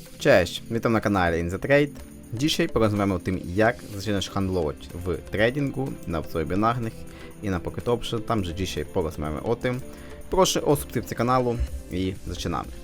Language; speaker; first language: Polish; non-native, fluent; Ukrainian